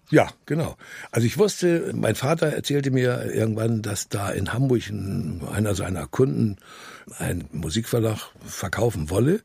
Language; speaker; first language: German; native; German